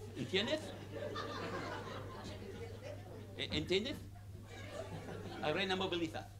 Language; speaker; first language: Spanish; non-native, fluent; English